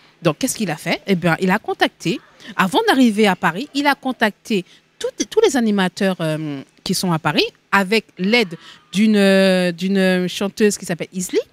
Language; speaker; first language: French; non-native, local second language; Haitian Creole